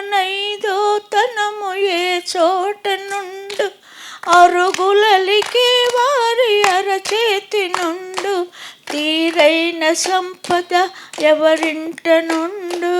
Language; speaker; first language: Telugu; native; Telugu